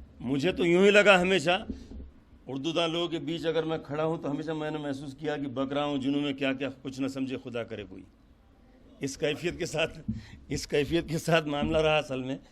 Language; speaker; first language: Urdu; native; Urdu